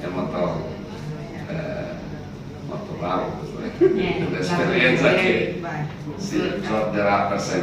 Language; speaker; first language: Italian; non-native, learner; Indonesian